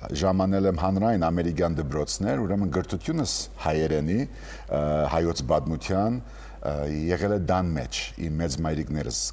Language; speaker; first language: Armenian; early bilingual, heritage; Armenian